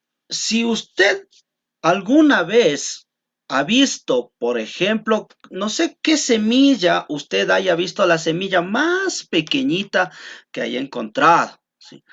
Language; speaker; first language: Spanish; native; Spanish